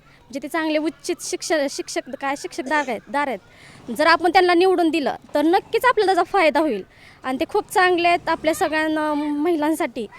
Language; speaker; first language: Marathi; native; Marathi